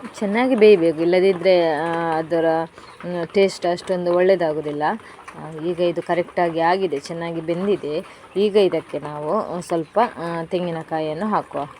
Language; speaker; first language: Kannada; non-native, local second language; Tulu